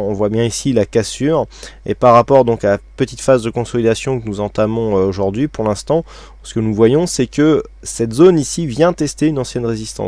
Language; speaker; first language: French; native; French